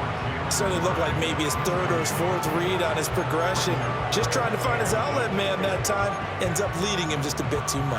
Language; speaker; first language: English; native; English